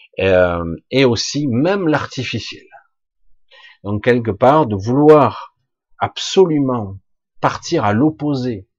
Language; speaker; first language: French; native; French